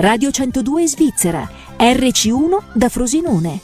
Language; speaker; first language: Italian; native; Italian